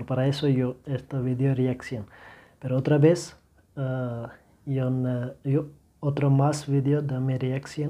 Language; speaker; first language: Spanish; non-native, learner; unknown